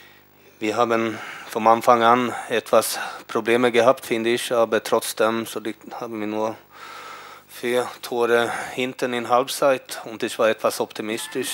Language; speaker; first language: German; non-native, learner; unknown